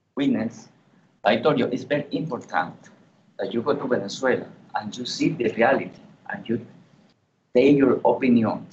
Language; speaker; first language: English; non-native, learner; Spanish